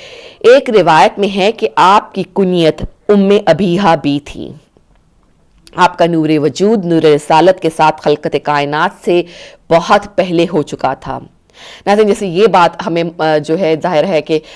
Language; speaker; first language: Urdu; native; Urdu